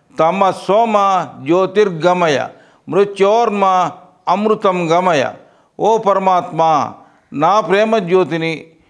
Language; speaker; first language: Telugu; native; Telugu